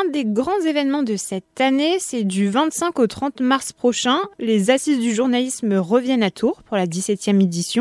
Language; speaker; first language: French; native; French